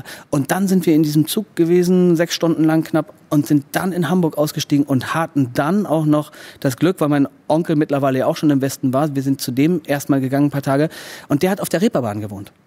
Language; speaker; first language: German; native; German